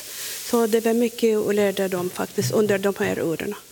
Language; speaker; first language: Swedish; non-native, fluent; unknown